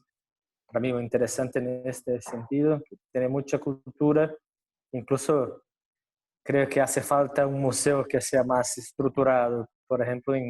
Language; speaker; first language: Spanish; non-native, fluent; Portuguese